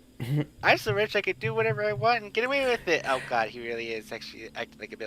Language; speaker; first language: English; native; English